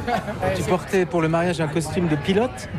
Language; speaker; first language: French; native; French